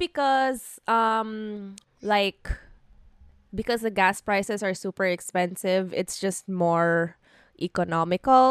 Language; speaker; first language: English; non-native, local second language; Cebuano